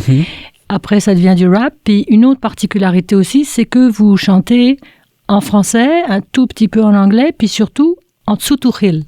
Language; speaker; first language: French; native; French